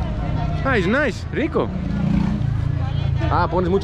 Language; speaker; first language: Spanish; non-native, learner; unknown